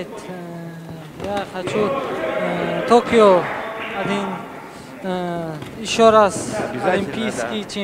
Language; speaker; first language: Russian; non-native, learner; Uzbek